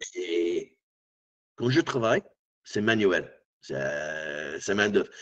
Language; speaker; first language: French; non-native, learner; English